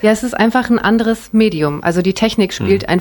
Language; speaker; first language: German; native; German